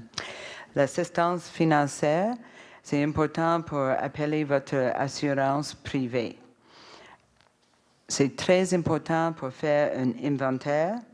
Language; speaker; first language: French; non-native, learner; English